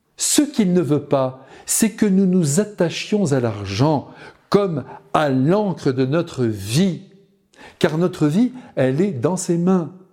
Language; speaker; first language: French; native; French